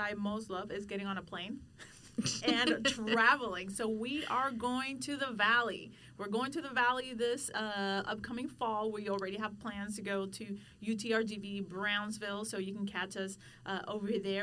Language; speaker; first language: English; non-native, fluent; Spanish